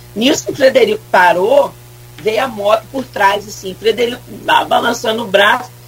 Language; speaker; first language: Portuguese; native; Portuguese